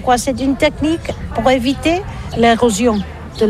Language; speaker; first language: French; non-native, learner; Catalan